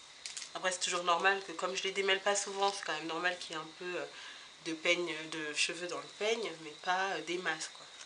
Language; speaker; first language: French; native; French